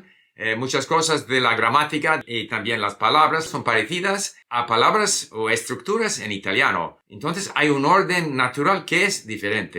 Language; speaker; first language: Spanish; non-native, fluent; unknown